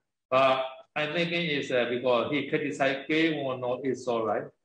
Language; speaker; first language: English; non-native, learner; Burmese